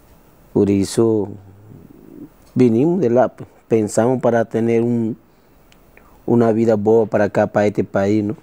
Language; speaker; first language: Portuguese; non-native, learner; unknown